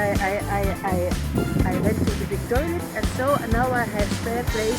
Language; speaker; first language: English; non-native, learner; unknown